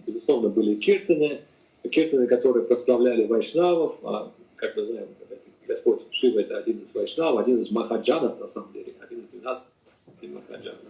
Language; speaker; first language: Russian; native; Russian